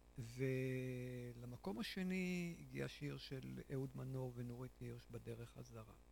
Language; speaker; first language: Hebrew; native; Hebrew